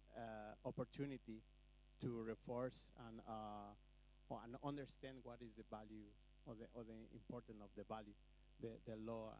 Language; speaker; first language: English; non-native, learner; Spanish